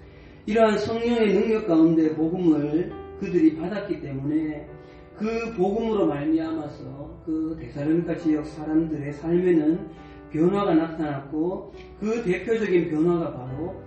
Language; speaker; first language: Korean; native; Korean